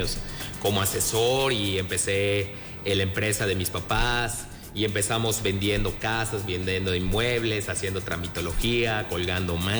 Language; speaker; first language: Spanish; native; Spanish